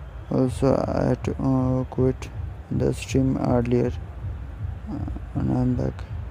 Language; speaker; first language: English; non-native, local second language; Bangla